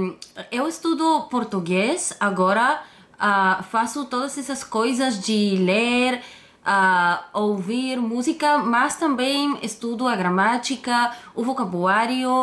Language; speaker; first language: Portuguese; non-native, fluent; Bulgarian